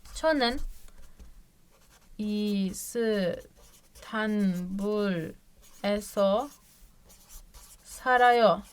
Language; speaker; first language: Korean; non-native, fluent; Turkish